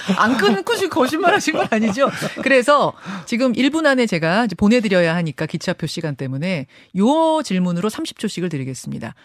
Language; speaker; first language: Korean; native; Korean